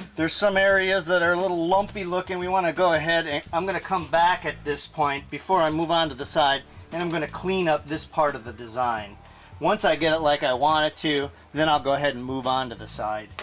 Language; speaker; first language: English; native; English